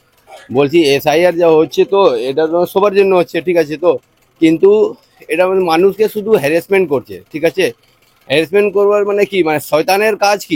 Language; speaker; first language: Bangla; non-native, local second language; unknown